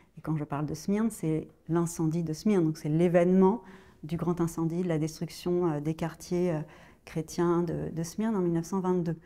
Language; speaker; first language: French; native; French